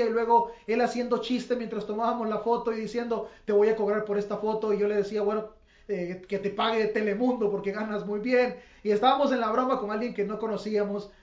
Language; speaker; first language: Spanish; native; Spanish